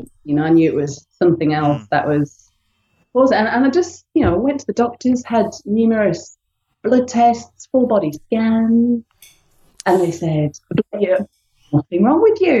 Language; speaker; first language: English; native; English